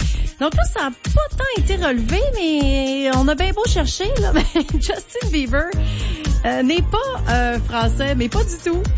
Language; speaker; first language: French; native; French